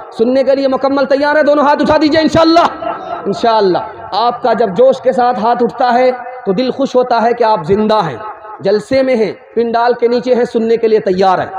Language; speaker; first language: Urdu; non-native, local second language; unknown